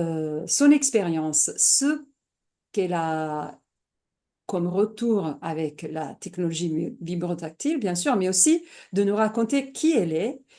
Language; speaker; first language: French; non-native, fluent; Italian